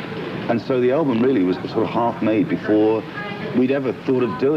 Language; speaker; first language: English; native; English